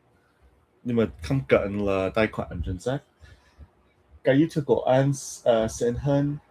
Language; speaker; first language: Vietnamese; non-native, learner; English